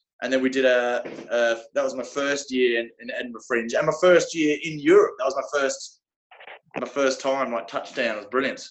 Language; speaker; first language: English; native; English